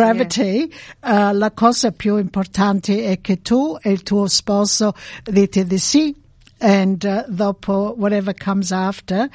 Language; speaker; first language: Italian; early bilingual, heritage; Italian